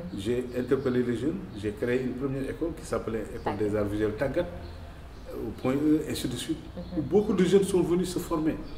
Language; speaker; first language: French; non-native, local second language; Wolof